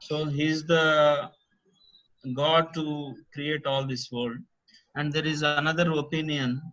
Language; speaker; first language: English; non-native, local second language; Telugu